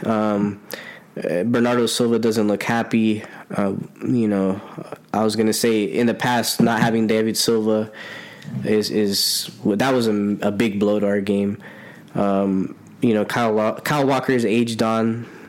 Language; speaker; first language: English; early bilingual, other home language; Spanish